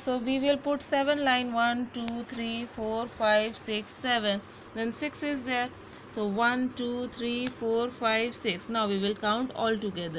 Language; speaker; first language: English; non-native, local second language; Hindi